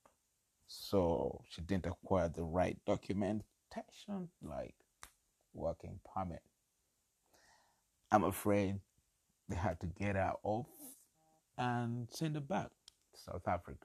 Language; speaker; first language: English; non-native, local second language; Ganda